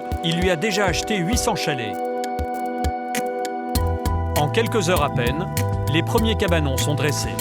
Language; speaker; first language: French; native; French